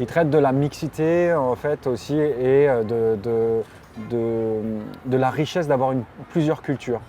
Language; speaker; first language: French; early bilingual, other home language; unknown